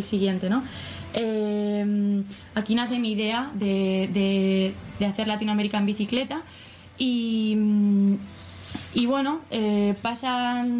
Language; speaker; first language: Spanish; native; Spanish